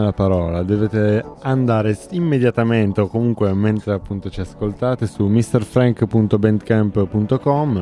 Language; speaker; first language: Italian; native; Italian